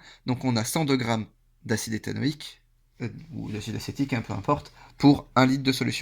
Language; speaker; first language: French; native; French